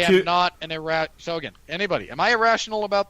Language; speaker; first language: English; native; English